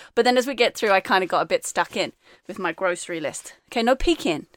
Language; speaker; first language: English; native; English